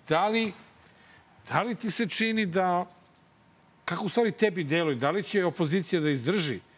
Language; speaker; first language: Serbian; native; Serbian